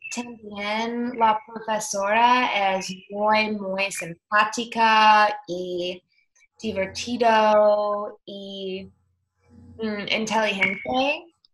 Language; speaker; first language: Spanish; non-native, learner; English